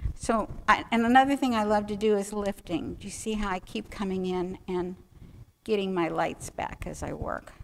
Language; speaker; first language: English; native; English